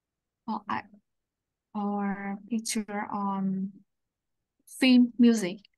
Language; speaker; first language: English; non-native, learner; Vietnamese